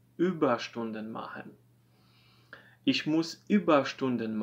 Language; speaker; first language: German; non-native, fluent; Polish